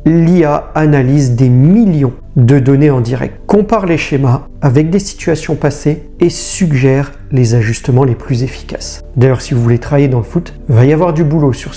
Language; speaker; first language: French; native; French